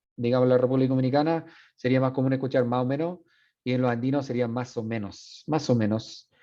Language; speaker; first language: Spanish; non-native, fluent; English